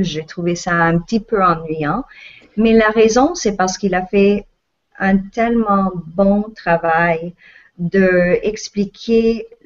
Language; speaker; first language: French; non-native, local second language; English